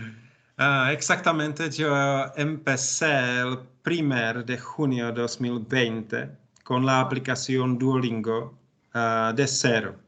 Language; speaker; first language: Spanish; non-native, learner; Czech